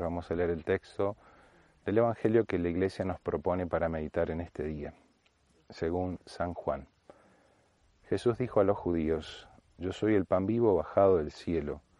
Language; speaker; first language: Spanish; native; Spanish